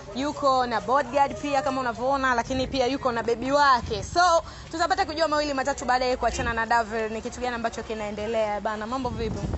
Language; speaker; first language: Swahili; native; Swahili